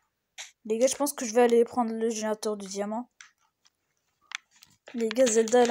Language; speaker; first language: French; native; French